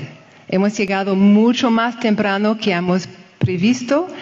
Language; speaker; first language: Spanish; non-native, fluent; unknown